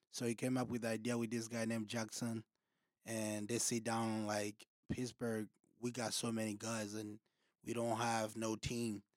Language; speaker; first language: English; non-native, local second language; Rundi